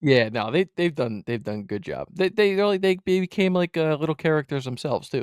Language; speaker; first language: English; native; English